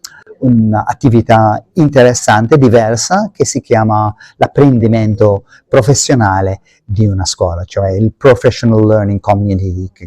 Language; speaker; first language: Italian; non-native, fluent; Maltese